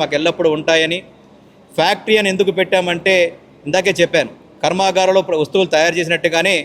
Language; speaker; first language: Telugu; native; Telugu